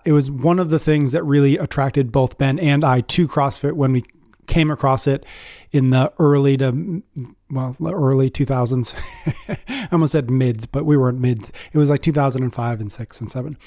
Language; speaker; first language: English; native; English